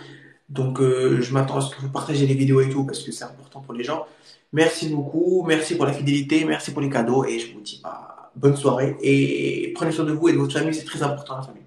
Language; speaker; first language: French; native; French